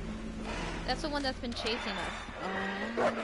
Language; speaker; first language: English; native; English